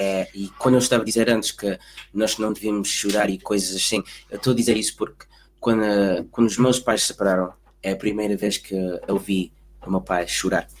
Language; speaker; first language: Portuguese; early bilingual, heritage; Portuguese